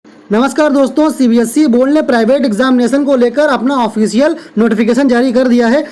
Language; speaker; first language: Hindi; native; Hindi